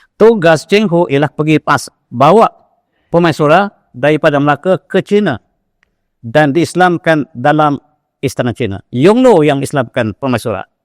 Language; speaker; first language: Malay; native; Malay